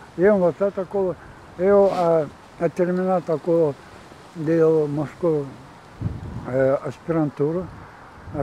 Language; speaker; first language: Romanian; non-native, local second language; Gagauz